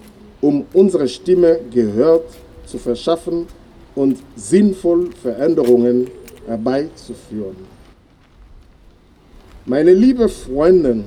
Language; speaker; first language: German; non-native, fluent; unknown